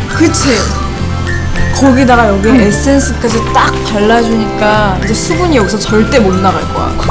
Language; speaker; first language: Korean; native; Korean